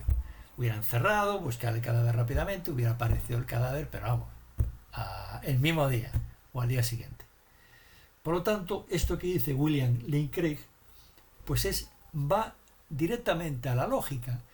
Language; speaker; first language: Spanish; native; Spanish